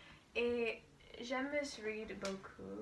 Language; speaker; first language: French; non-native, learner; English